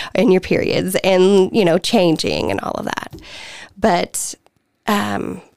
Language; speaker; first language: English; native; English